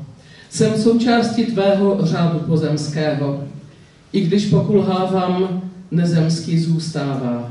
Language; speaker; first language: Czech; non-native, local second language; Polish